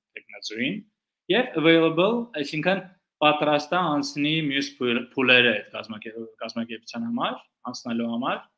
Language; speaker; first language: Armenian; early bilingual, heritage; Armenian